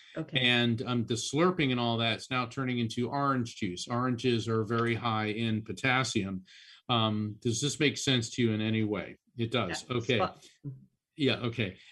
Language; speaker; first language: English; early bilingual, other home language; Italian